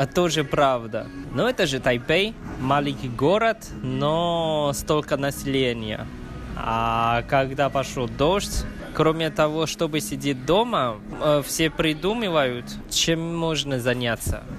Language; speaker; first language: Russian; non-native, fluent; Chinese